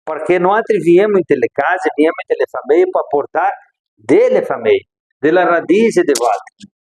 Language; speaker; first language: Italian; early bilingual, heritage; Italian